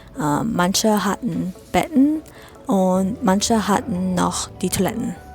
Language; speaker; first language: German; non-native, fluent; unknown